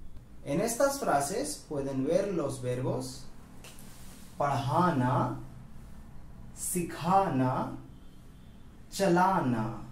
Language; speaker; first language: Spanish; non-native, fluent; Hindi